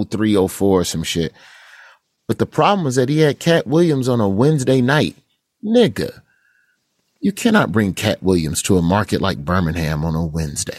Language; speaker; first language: English; native; English